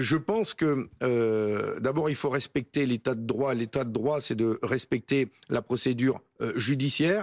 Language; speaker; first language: French; native; French